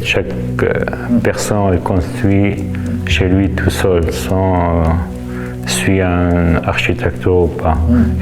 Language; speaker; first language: French; non-native, fluent; Arabic